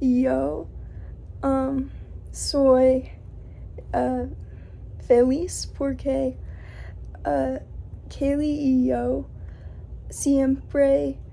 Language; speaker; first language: Spanish; non-native, learner; English